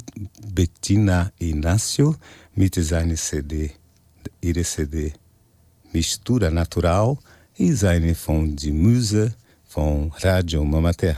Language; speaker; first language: German; non-native, fluent; Portuguese